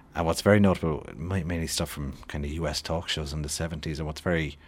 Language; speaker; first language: English; native; English